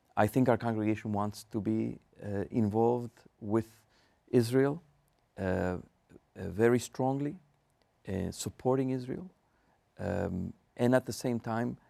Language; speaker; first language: English; non-native, fluent; Spanish